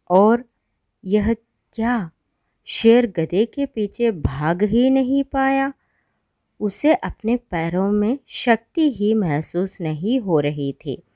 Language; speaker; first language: Hindi; non-native, local second language; Malayalam